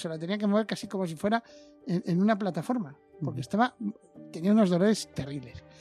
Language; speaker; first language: Spanish; native; Spanish